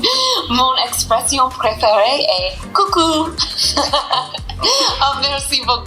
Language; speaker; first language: French; non-native, learner; English